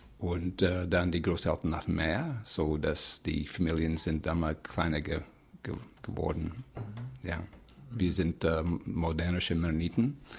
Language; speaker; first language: German; early bilingual, heritage; Plautdietsch